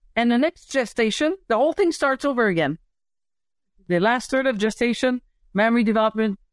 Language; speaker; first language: English; native; English